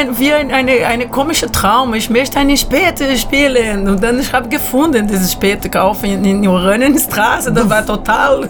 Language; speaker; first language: German; non-native, learner; Portuguese